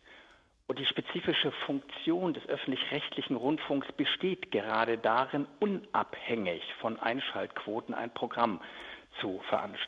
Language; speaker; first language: German; native; German